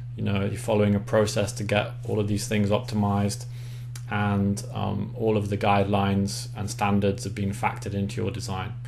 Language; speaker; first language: English; native; English